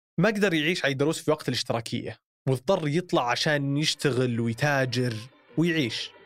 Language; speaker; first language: Arabic; native; Arabic